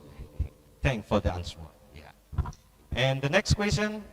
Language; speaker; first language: English; non-native, learner; Indonesian